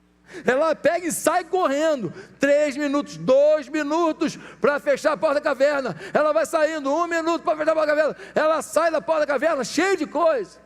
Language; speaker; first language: Portuguese; native; Portuguese